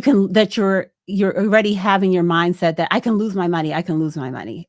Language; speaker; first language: English; native; English